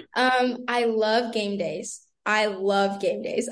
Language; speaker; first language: English; native; English